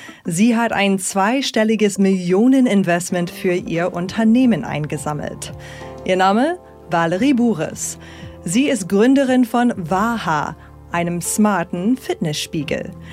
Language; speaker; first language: German; native; German